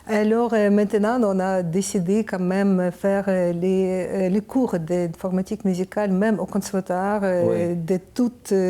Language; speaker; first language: French; non-native, learner; Ukrainian